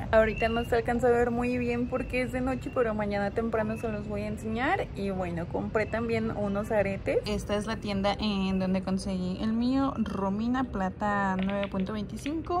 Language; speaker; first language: Spanish; native; Spanish